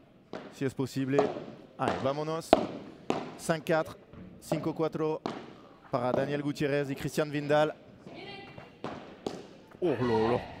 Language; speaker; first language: Spanish; non-native, learner; French